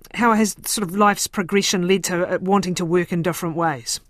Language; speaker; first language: English; native; English